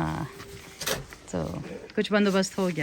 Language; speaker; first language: Urdu; native; Urdu